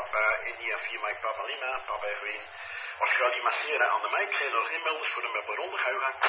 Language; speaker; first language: Dutch; native; Dutch